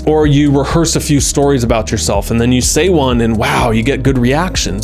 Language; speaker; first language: English; native; English